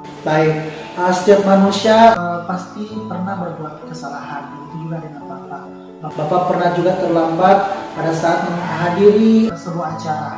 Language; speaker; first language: Indonesian; native; Indonesian